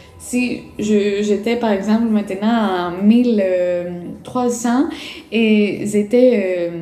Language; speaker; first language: French; non-native, fluent; Greek